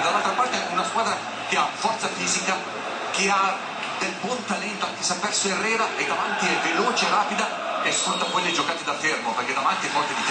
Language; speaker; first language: Italian; native; Italian